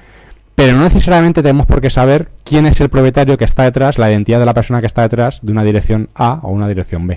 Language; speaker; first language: Spanish; native; Spanish